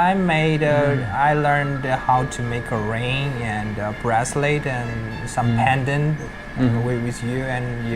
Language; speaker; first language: English; non-native, learner; Chinese